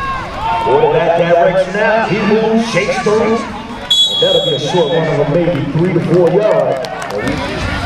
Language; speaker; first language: English; native; English